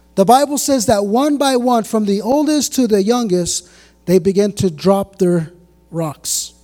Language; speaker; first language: English; native; English